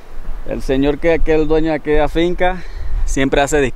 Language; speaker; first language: Spanish; native; Spanish